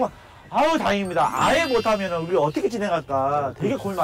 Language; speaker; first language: Korean; native; Korean